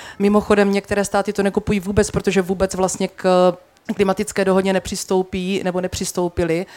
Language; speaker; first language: Czech; native; Czech